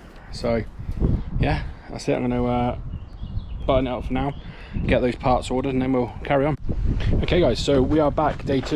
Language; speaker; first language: English; native; English